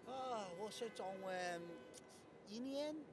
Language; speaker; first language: Chinese; non-native, learner; English